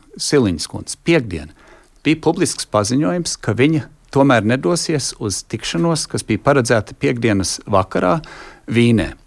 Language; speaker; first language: Latvian; early bilingual, heritage; Latvian